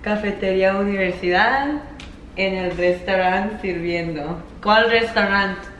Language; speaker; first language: Spanish; early bilingual, other home language; English